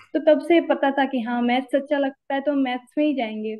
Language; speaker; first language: Hindi; native; Hindi